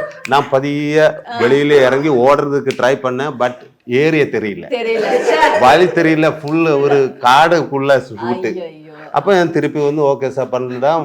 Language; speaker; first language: Tamil; non-native, learner; Malayalam